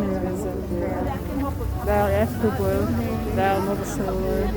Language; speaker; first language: Russian; non-native, local second language; Chechen